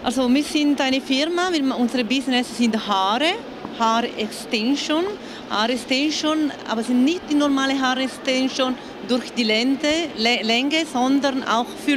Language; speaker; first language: German; non-native, fluent; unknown